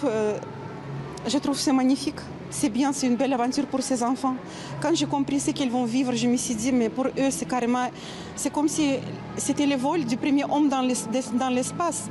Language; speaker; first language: French; non-native, fluent; Russian